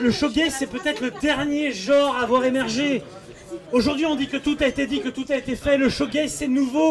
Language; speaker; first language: French; native; French